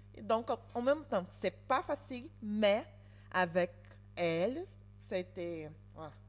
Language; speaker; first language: French; non-native, learner; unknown